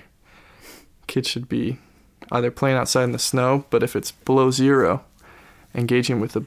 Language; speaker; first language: English; native; English